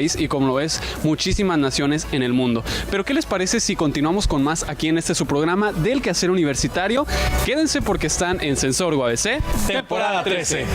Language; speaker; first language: Spanish; native; Spanish